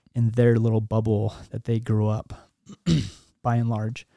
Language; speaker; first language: English; native; English